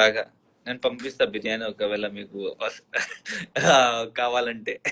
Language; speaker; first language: Telugu; non-native, learner; Hindi